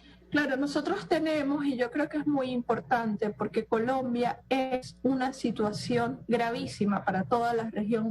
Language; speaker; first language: Spanish; native; Spanish